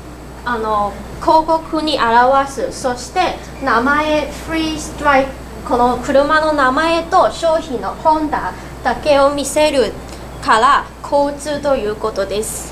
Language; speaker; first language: Japanese; non-native, learner; Cantonese